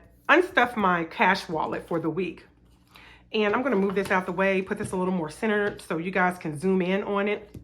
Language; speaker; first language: English; native; English